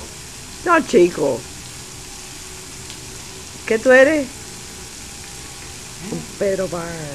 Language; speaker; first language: Spanish; native; Spanish